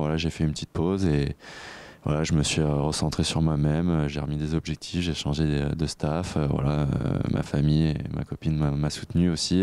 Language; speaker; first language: French; native; French